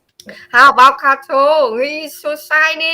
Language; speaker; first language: English; non-native, learner; Vietnamese